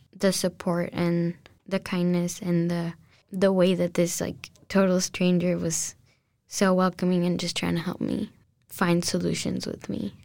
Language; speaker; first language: English; non-native, fluent; Spanish